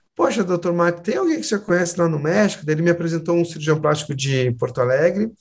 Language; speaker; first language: Portuguese; native; Portuguese